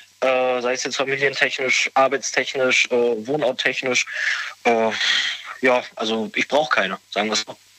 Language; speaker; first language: German; native; German